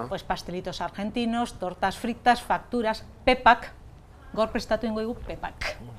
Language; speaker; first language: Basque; early bilingual, heritage; Spanish